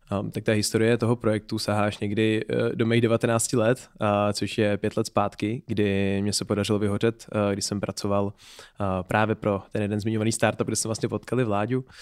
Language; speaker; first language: Czech; native; Czech